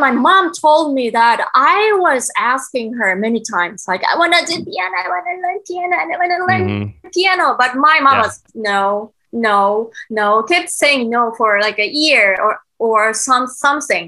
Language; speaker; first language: English; non-native, learner; Japanese